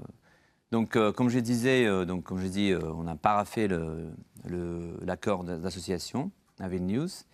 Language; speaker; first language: French; non-native, fluent; Georgian